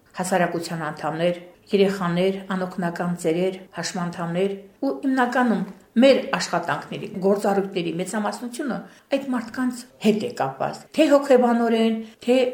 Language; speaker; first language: Armenian; native; Armenian